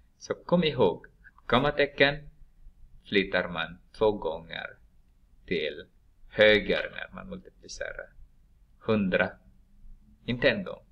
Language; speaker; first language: Swedish; non-native, fluent; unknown